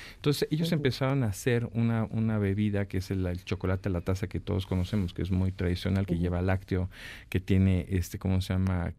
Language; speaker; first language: Spanish; native; Spanish